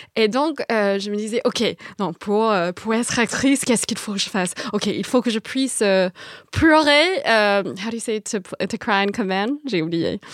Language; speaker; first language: French; non-native, fluent; English